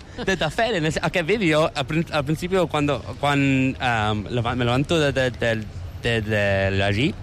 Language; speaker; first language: Catalan; non-native, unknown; English